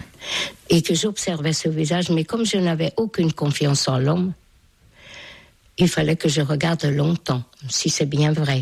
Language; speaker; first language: French; non-native, fluent; Hungarian